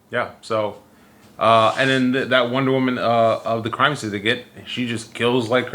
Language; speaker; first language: English; native; English